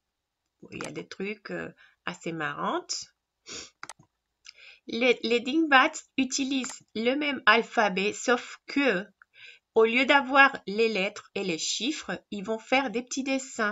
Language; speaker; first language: French; non-native, fluent; Spanish